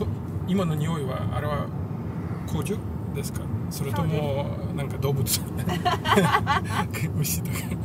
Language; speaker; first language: Japanese; non-native, fluent; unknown